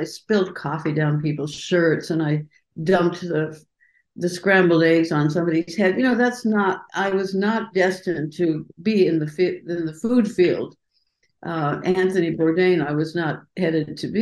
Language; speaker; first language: English; native; English